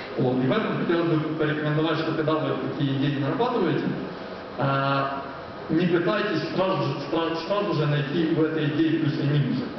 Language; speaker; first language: Russian; native; Russian